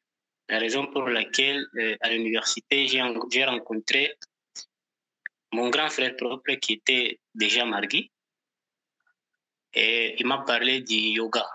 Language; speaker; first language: French; non-native, local second language; Portuguese